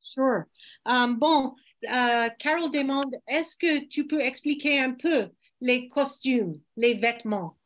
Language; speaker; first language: French; non-native, fluent; English